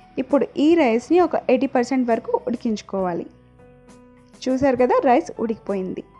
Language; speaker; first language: Telugu; non-native, local second language; Urdu